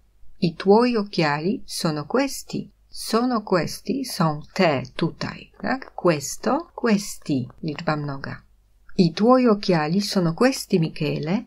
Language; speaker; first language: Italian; non-native, fluent; Polish